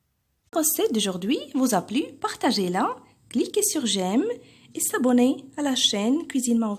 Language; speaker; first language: French; non-native, local second language; Arabic